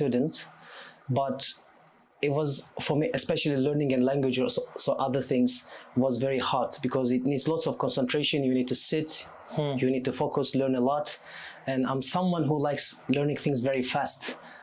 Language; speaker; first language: English; non-native, fluent; Turkish